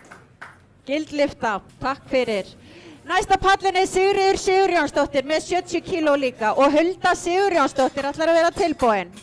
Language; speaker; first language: Icelandic; native; Icelandic